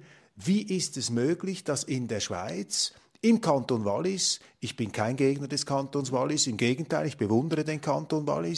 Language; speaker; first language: German; native; German